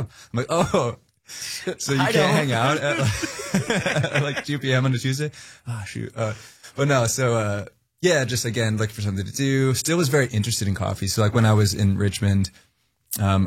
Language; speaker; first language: English; native; English